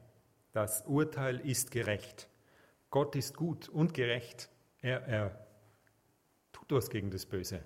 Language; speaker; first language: German; native; German